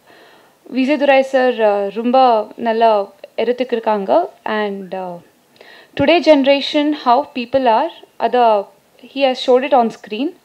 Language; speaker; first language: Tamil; non-native, learner; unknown